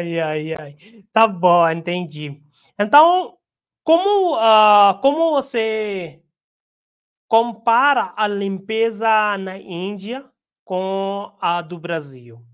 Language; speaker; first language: Portuguese; non-native, learner; Hindi